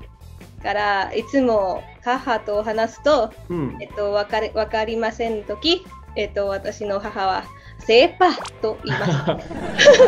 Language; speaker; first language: Japanese; non-native, learner; Spanish